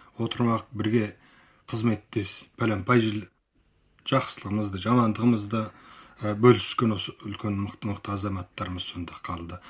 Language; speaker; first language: Kazakh; early bilingual, heritage; Kazakh